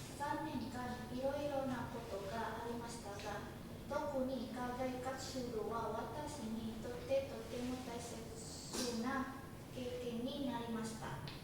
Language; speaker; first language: Japanese; non-native, learner; Indonesian